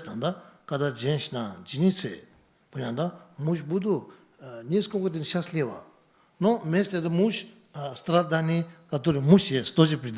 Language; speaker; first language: Russian; non-native, learner; Tibetan